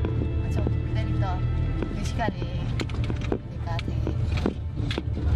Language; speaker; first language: Korean; non-native, fluent; Khmer